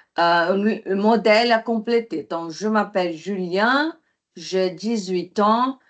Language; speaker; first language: French; non-native, fluent; Portuguese